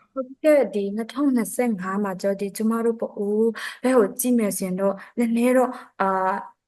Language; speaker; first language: Burmese; non-native, local second language; Pa'o Karen